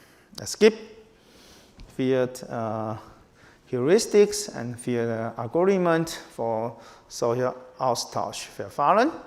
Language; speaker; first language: German; non-native, learner; Chinese